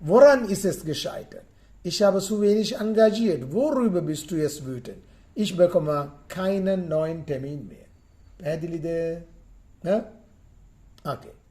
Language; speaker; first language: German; non-native, fluent; Sinhala